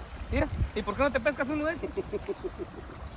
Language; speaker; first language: Spanish; native; Spanish